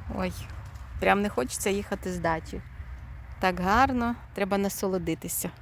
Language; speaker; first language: Ukrainian; non-native, local second language; Russian